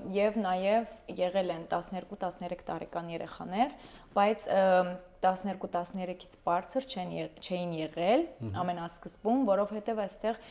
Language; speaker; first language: Armenian; early bilingual, heritage; Armenian